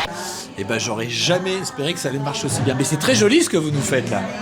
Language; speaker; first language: French; native; French